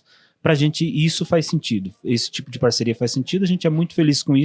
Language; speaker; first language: Portuguese; native; Portuguese